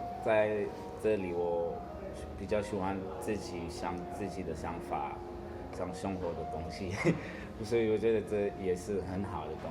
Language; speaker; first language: Chinese; non-native, learner; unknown